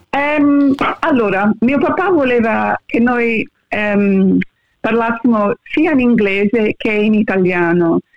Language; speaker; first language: Italian; early bilingual, heritage; Italian